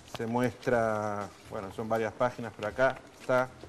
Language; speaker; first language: Spanish; native; Spanish